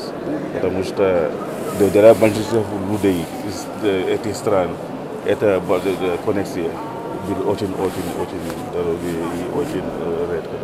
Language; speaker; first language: Russian; non-native, learner; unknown